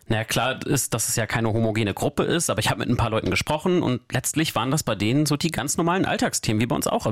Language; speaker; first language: German; native; German